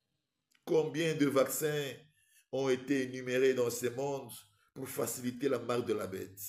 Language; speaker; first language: French; non-native, local second language; Lingala